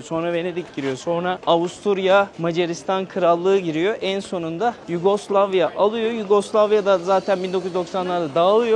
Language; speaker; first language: Turkish; native; Turkish